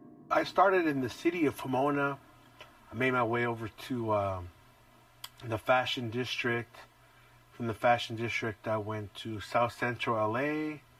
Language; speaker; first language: English; early bilingual, other home language; Spanish